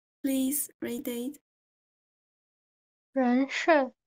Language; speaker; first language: English; non-native, fluent; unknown